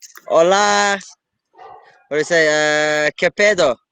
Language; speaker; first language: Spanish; non-native, learner; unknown